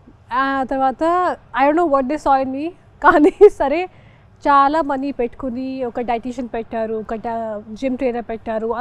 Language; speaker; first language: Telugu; non-native, fluent; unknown